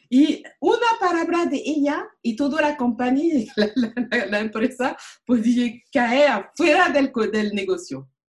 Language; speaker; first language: Spanish; non-native, learner; French